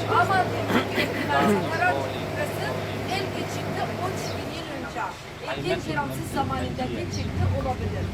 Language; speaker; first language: Turkish; non-native, learner; Arabic